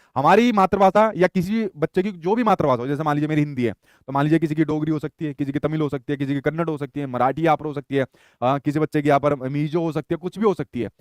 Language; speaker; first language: Hindi; native; Hindi